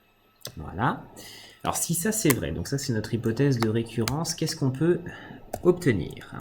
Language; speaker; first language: French; native; French